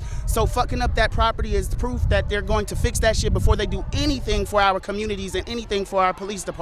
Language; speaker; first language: English; native; English